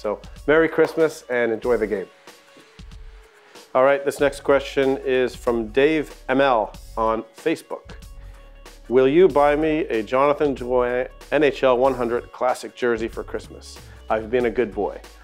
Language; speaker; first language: English; native; English